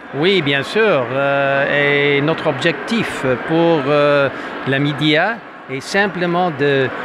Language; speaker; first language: French; non-native, fluent; English